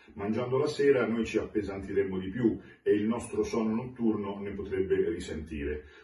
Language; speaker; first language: Italian; native; Italian